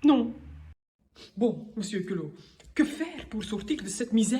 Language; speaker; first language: French; native; French